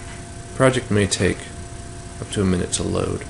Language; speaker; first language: English; native; English